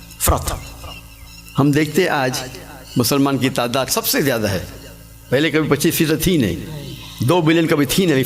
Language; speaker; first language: Urdu; non-native, local second language; English